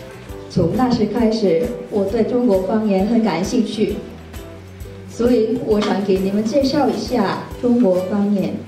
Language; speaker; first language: Chinese; non-native, learner; Korean